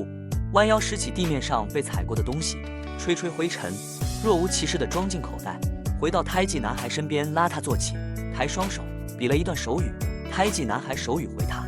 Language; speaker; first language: Chinese; native; Chinese